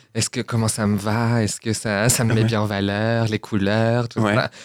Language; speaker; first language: French; native; French